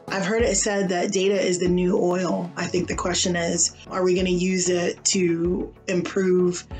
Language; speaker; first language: English; native; English